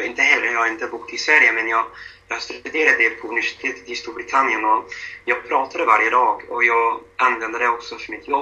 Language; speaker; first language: Swedish; non-native, fluent; English